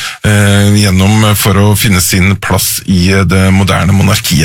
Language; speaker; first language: Norwegian; native; Norwegian